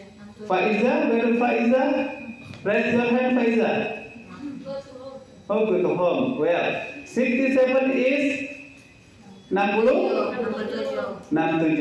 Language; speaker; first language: English; non-native, learner; Indonesian